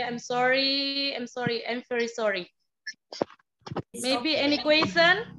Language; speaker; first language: English; non-native, learner; Indonesian